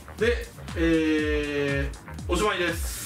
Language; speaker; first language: Japanese; native; Japanese